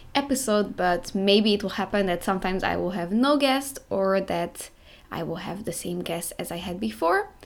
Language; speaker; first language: English; non-native, fluent; Dutch